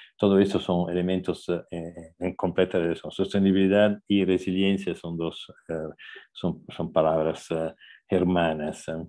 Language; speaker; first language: Spanish; non-native, fluent; Italian